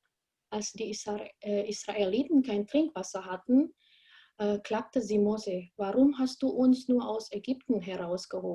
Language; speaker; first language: German; non-native, fluent; Indonesian